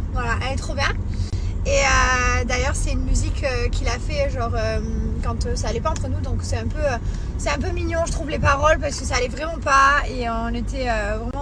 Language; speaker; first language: French; native; French